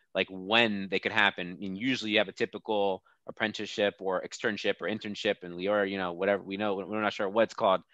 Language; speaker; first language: English; native; English